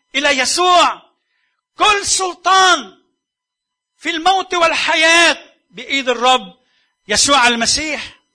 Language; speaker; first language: Arabic; native; Arabic